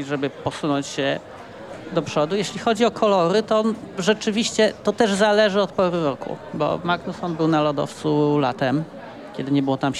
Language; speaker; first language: Polish; native; Polish